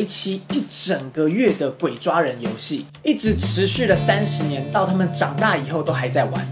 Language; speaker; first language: Chinese; native; Chinese